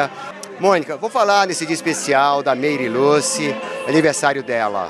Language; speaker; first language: Portuguese; native; Portuguese